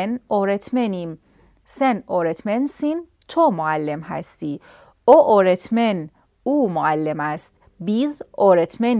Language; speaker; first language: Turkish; non-native, fluent; Persian